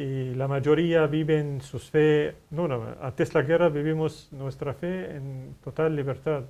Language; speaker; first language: Spanish; non-native, fluent; Arabic